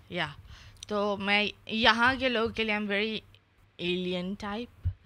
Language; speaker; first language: Urdu; non-native, fluent; English